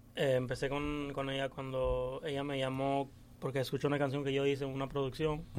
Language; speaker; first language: Spanish; early bilingual, heritage; English